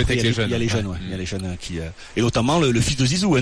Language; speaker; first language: French; native; French